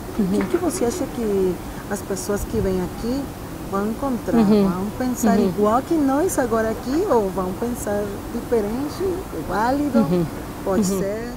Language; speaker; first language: Portuguese; non-native, fluent; Spanish